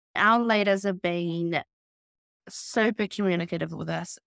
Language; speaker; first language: English; native; English